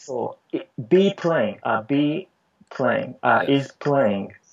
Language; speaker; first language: English; non-native, learner; Japanese